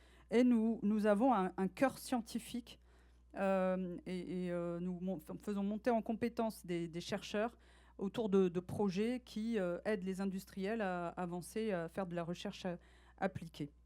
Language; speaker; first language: French; native; French